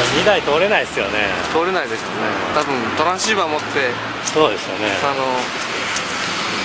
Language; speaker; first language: Japanese; native; Japanese